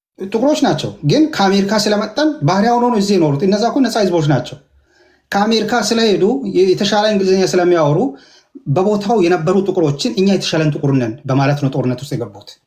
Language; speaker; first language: Amharic; non-native, local second language; Hadiyya